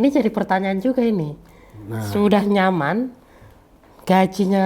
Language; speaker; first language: Malay; native; Malay